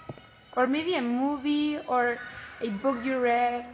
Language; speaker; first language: English; non-native, learner; Spanish